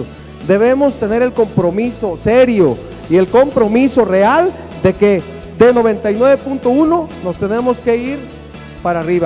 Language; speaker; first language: Spanish; native; Spanish